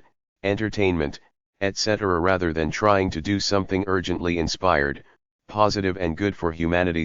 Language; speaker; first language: English; native; English